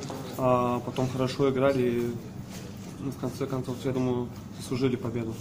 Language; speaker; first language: Russian; non-native, learner; German